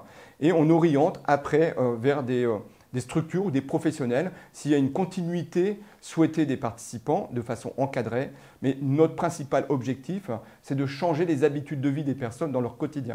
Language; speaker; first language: French; native; French